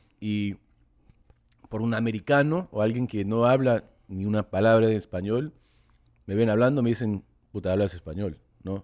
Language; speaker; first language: Spanish; early bilingual, heritage; English